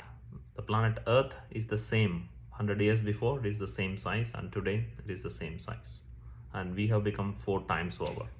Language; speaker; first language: English; non-native, local second language; Tamil